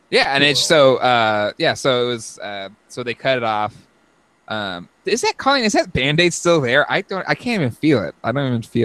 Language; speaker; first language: English; native; English